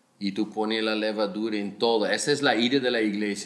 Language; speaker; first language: Spanish; non-native, learner; Dutch